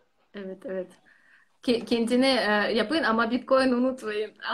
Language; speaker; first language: Turkish; non-native, learner; Russian